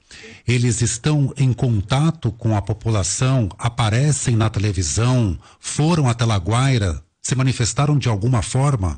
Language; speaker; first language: Portuguese; non-native, learner; Spanish